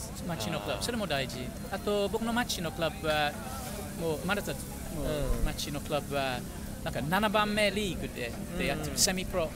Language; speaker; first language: Japanese; non-native, fluent; English